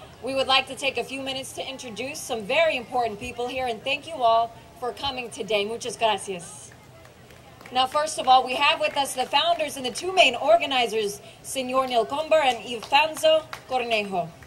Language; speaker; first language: English; native; English